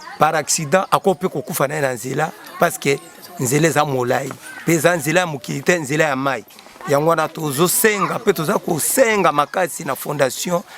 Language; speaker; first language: Lingala; native; Lingala